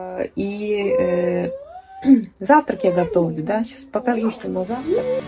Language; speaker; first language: Russian; native; Russian